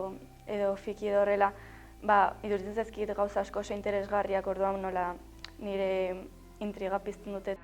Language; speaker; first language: Basque; non-native, local second language; Spanish